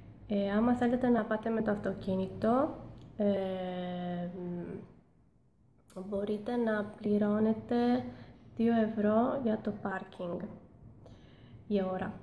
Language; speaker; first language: Greek; non-native, learner; Italian